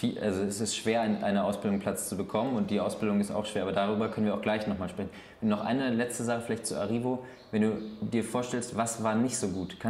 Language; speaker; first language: German; native; German